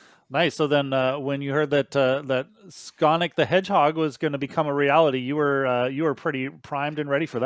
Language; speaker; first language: English; native; English